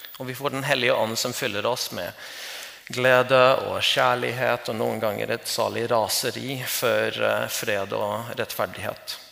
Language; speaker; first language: Norwegian; non-native, fluent; English